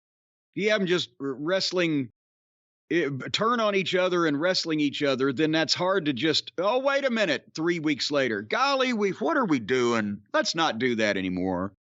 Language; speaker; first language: English; native; English